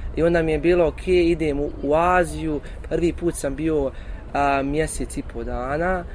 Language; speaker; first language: Bosnian; native; Bosnian